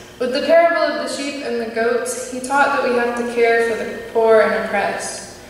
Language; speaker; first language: English; native; English